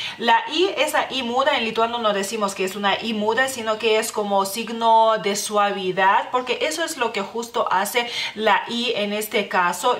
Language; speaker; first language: Spanish; non-native, fluent; Lithuanian